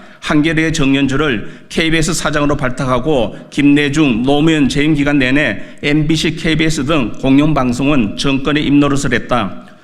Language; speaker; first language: Korean; native; Korean